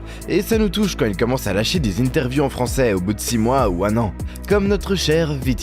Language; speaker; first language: French; native; French